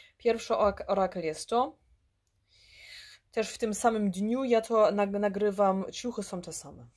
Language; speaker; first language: Polish; early bilingual, heritage; Polish